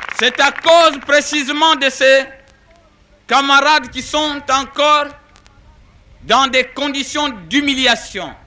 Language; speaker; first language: French; non-native, local second language; Kongo